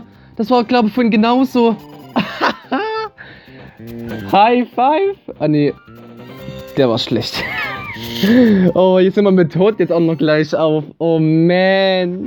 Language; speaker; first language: German; native; German